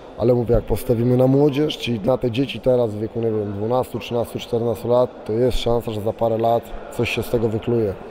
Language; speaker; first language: Polish; native; Polish